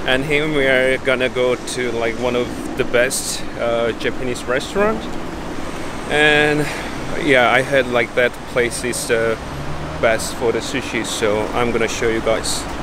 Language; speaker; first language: English; non-native, learner; Korean